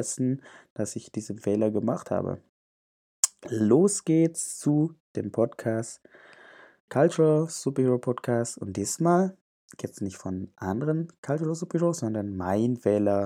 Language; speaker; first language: German; non-native, fluent; Indonesian